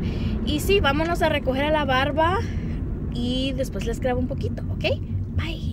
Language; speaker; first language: Spanish; early bilingual, heritage; Spanish